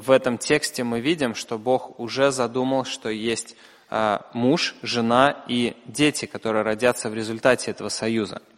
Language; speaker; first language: Russian; native; Russian